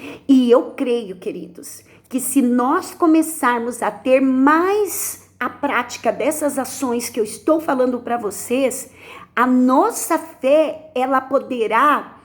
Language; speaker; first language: Portuguese; native; Portuguese